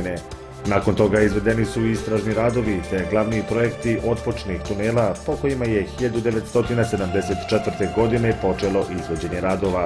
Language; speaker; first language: Bosnian; native; Bosnian